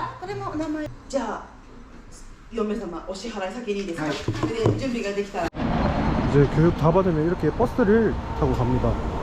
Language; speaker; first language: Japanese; non-native, learner; Korean